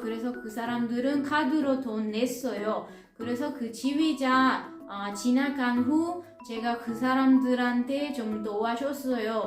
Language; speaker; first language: Korean; non-native, fluent; Italian